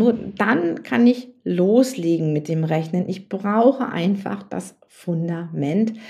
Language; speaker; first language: German; native; German